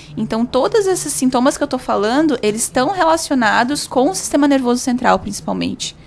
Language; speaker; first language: Portuguese; native; Portuguese